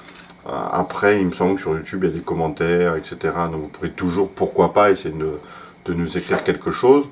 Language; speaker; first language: French; native; French